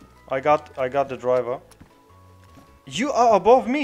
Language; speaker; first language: English; non-native, learner; German